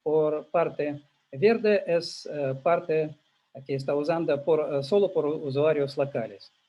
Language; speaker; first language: Spanish; non-native, learner; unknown